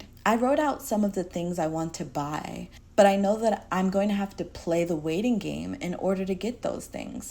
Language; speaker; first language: English; native; English